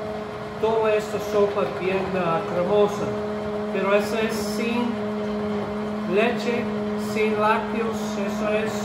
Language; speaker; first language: Spanish; non-native, fluent; English